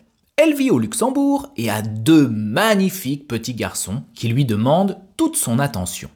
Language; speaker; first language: French; native; French